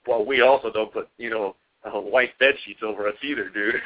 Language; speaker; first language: English; native; English